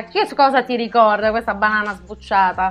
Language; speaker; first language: Italian; native; Italian